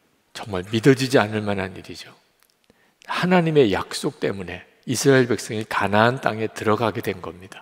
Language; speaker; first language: Korean; native; Korean